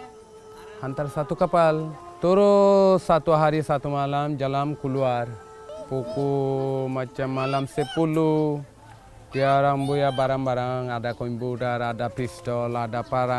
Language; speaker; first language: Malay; non-native, learner; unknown